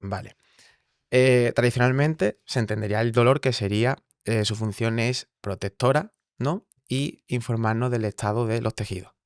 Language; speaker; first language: Spanish; native; Spanish